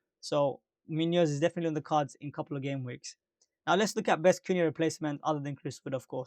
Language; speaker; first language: English; native; English